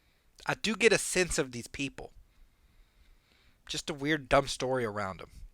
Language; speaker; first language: English; native; English